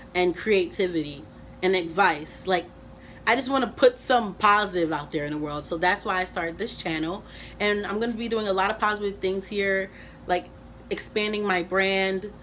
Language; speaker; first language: English; native; English